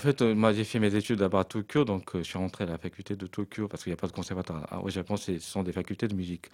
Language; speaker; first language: French; non-native, fluent; Japanese